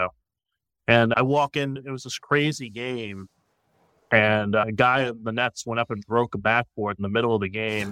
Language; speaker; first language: English; native; English